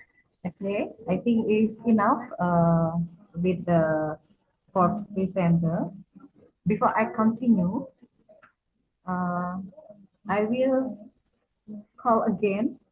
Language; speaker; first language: English; non-native, fluent; Indonesian